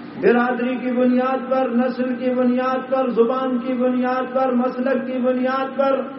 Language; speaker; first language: Urdu; native; Urdu